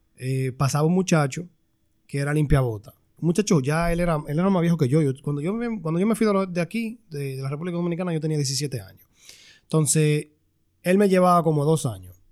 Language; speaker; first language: Spanish; native; Spanish